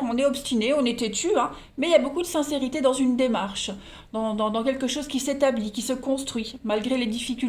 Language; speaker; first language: French; native; French